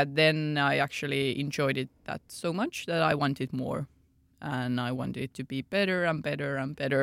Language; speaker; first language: English; non-native, fluent; Finnish